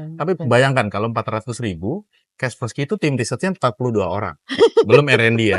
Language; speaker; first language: Indonesian; native; Indonesian